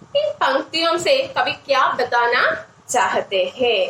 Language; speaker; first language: Hindi; non-native, local second language; Malayalam